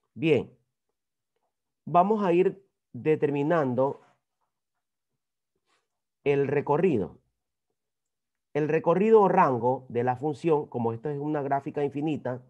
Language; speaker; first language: Spanish; native; Spanish